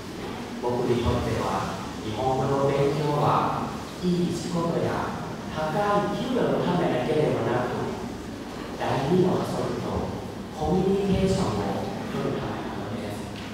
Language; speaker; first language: Japanese; non-native, fluent; Thai